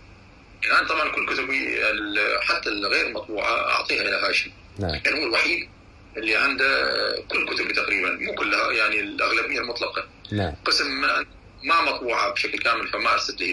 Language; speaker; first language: Arabic; native; Arabic